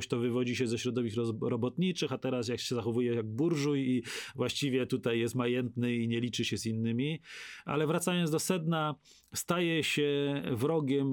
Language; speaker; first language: Polish; native; Polish